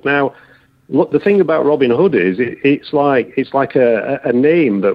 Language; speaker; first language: English; native; English